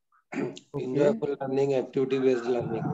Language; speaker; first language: English; non-native, local second language; Marathi